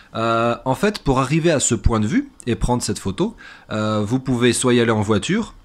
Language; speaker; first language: French; native; French